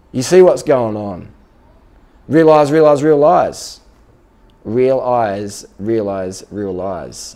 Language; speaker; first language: English; native; English